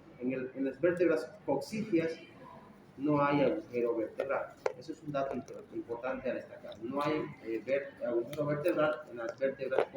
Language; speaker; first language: Spanish; native; Spanish